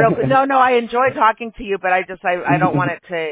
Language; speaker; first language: English; native; English